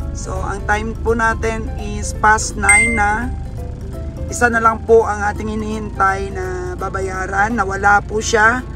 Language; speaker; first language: Filipino; non-native, local second language; Aklanon